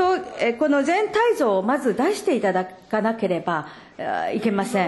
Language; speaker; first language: Japanese; native; Japanese